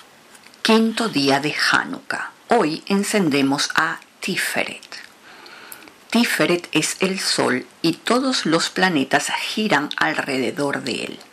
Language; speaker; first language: Spanish; native; Spanish